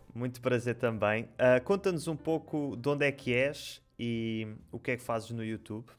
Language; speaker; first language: Portuguese; native; Portuguese